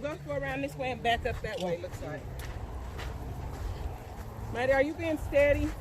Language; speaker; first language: English; native; English